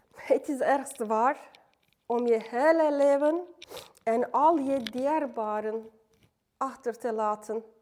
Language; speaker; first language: Dutch; non-native, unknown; Turkish